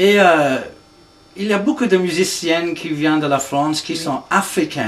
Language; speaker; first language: French; non-native, fluent; English